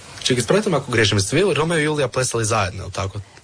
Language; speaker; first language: Serbian; native; Serbian